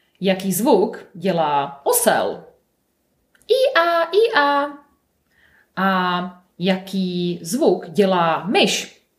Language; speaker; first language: Czech; native; Czech